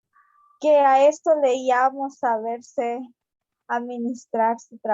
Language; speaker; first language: Spanish; native; Spanish